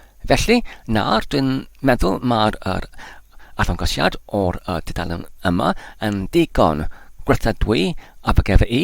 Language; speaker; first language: Welsh; non-native, learner; Polish